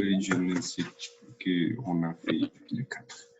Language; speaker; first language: French; non-native, learner; Spanish